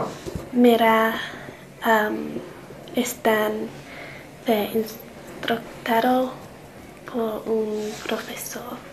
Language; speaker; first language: Spanish; non-native, learner; English